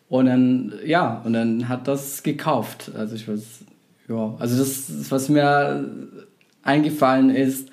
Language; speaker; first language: German; non-native, fluent; Arabic